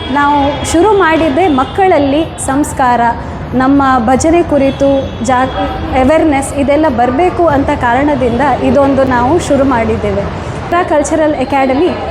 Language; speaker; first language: Kannada; non-native, local second language; Konkani